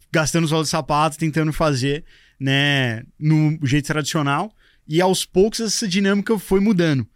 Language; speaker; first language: Portuguese; native; Portuguese